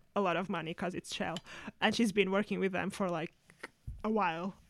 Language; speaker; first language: English; non-native, fluent; Spanish